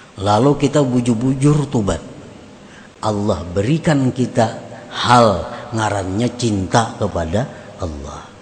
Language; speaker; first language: Indonesian; non-native, local second language; Banjar